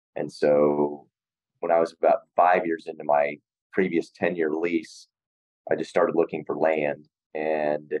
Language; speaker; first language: English; native; English